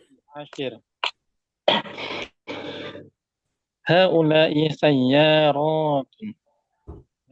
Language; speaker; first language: Arabic; non-native, learner; Indonesian